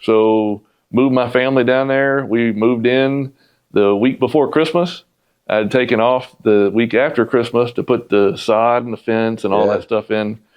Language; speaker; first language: English; native; English